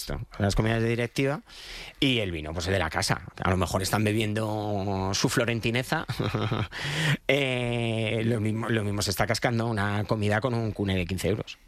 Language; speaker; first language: Spanish; native; Spanish